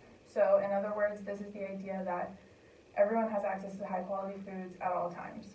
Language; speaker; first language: English; native; English